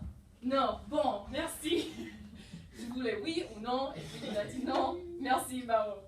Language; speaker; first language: French; non-native, fluent; English